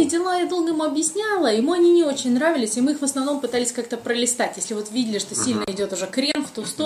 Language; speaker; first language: Russian; native; Russian